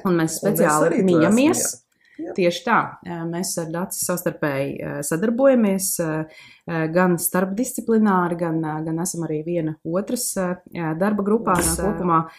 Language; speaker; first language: Latvian; native; Latvian